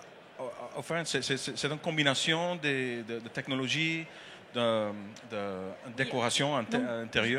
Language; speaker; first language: French; non-native, learner; Dutch